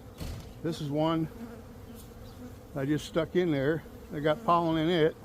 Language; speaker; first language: English; native; English